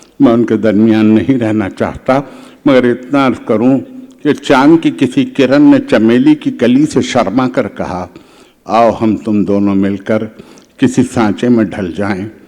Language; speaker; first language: Urdu; native; Urdu